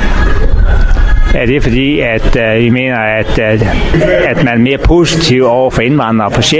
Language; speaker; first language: Danish; native; Danish